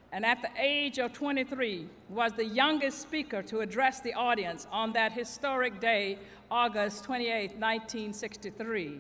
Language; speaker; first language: English; native; English